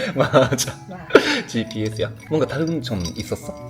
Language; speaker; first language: Korean; non-native, learner; Japanese